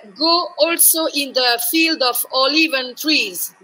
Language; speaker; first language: English; non-native, learner; French